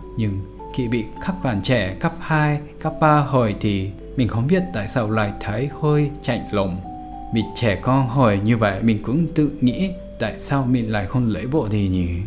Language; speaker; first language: Vietnamese; non-native, fluent; Japanese